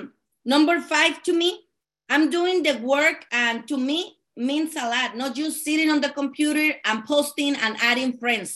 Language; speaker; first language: English; non-native, learner; Spanish